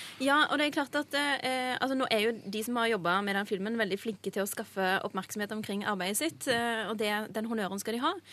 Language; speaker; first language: Norwegian; early bilingual, other home language; Urdu